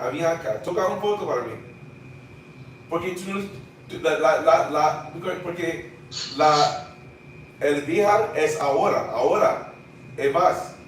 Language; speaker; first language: Spanish; non-native, learner; English